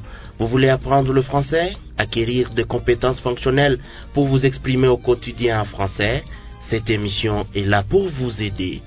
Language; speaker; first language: French; non-native, local second language; Swahili